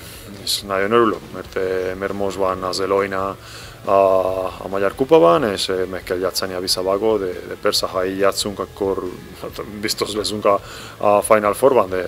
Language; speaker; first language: Hungarian; non-native, learner; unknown